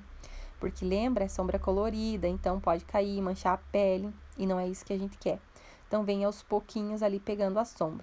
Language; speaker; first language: Portuguese; native; Portuguese